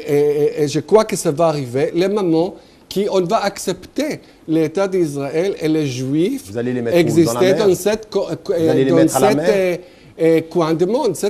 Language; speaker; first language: French; non-native, fluent; Hebrew